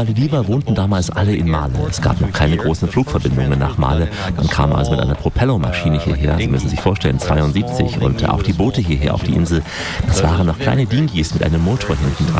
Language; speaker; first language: German; native; German